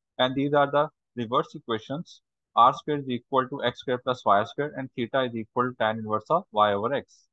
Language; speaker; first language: English; non-native, local second language; Urdu